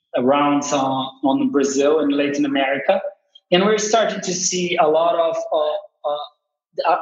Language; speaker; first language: English; non-native, fluent; Portuguese